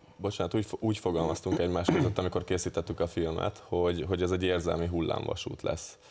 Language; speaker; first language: Hungarian; native; Hungarian